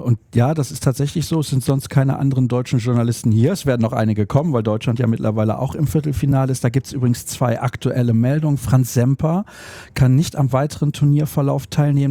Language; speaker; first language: German; native; German